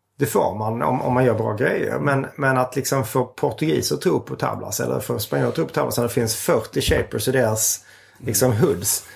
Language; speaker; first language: Swedish; native; Swedish